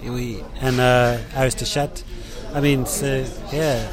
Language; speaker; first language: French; non-native, learner; English